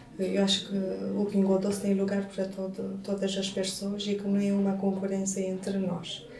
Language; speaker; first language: Portuguese; non-native, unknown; Romanian